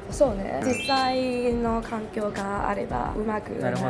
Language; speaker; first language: Japanese; non-native, learner; Chinese